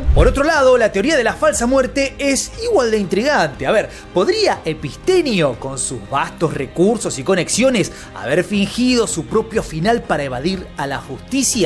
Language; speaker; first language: Spanish; native; Spanish